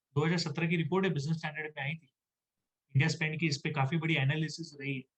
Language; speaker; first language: Hindi; non-native, local second language; Marathi